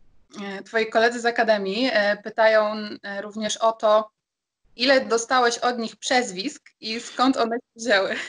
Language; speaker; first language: Polish; native; Polish